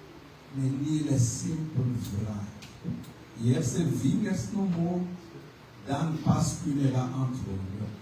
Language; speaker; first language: Dutch; non-native, learner; French